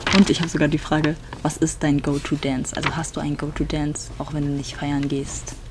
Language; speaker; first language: German; native; German